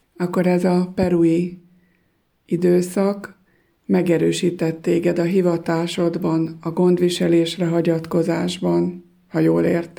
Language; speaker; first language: Hungarian; native; Hungarian